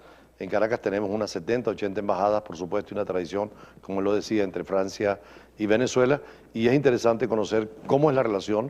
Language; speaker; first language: Spanish; native; Spanish